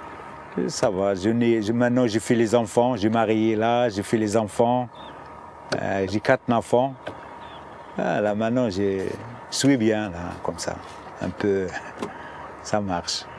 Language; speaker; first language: French; non-native, learner; Arabic